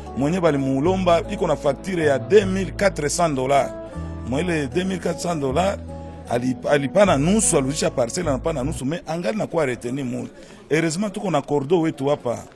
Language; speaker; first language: Swahili; native; Swahili